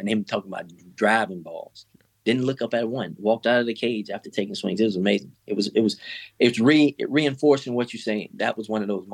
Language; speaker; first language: English; native; English